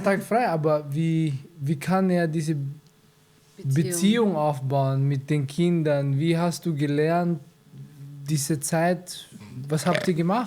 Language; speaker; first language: German; early bilingual, other home language; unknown